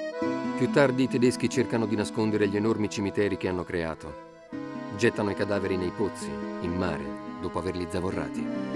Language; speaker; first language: Italian; native; Italian